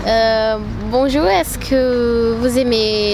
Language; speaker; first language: French; non-native, learner; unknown